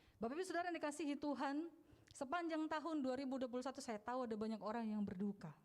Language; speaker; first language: Indonesian; non-native, local second language; Batak Toba